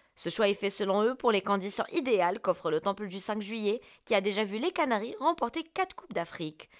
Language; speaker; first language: French; non-native, local second language; Arabic